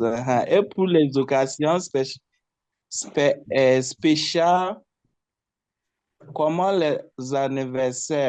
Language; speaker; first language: French; non-native, learner; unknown